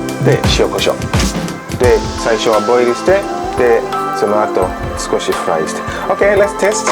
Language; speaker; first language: Japanese; non-native, learner; Swahili